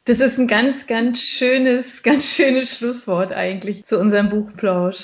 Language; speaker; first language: German; native; German